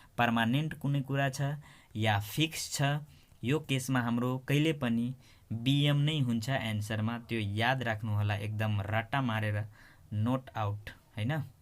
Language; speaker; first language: Nepali; non-native, local second language; Maithili